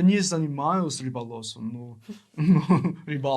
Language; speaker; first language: Russian; non-native, learner; English